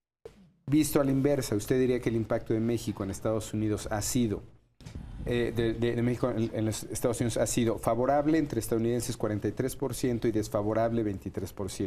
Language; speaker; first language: Spanish; native; Spanish